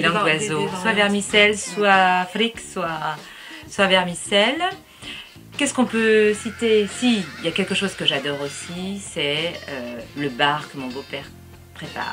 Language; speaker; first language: French; early bilingual, other home language; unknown